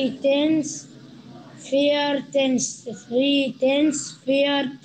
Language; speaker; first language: German; non-native, learner; Spanish